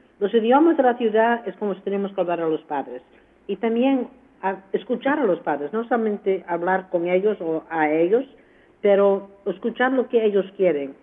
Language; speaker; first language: Spanish; early bilingual, heritage; Spanish